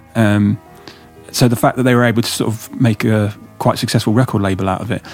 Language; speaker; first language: English; native; English